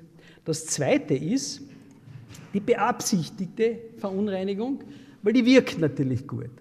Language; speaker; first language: German; native; German